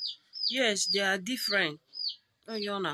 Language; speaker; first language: English; non-native, local second language; Igbo